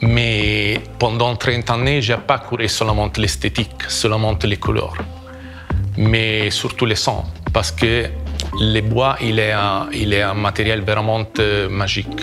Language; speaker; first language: French; non-native, fluent; Italian